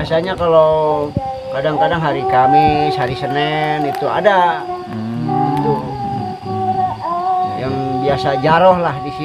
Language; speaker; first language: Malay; non-native, local second language; Sundanese